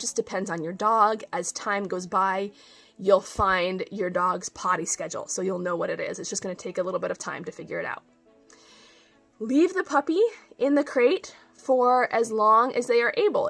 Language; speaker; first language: English; native; English